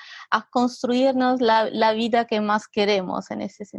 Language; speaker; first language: Spanish; non-native, fluent; Italian